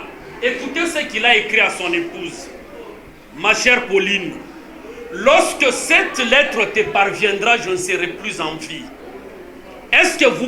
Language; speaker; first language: French; non-native, local second language; Lingala